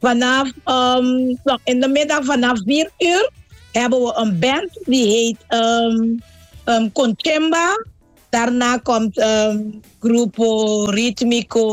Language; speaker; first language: Dutch; non-native, learner; Papiamento